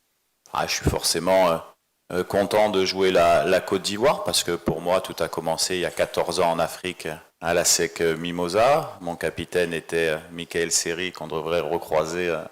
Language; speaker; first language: French; native; French